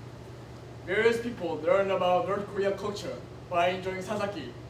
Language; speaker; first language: English; non-native, learner; Korean